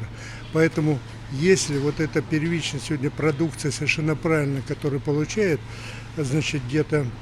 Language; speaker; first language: Russian; native; Russian